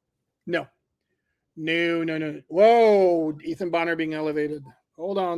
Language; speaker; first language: English; non-native, fluent; French